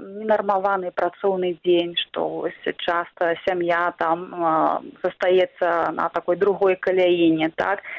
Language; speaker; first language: Belarusian; non-native, local second language; Russian